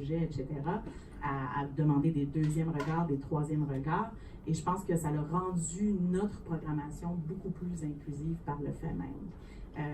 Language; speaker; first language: French; native; French